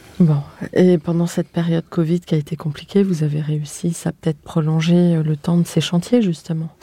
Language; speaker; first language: French; native; French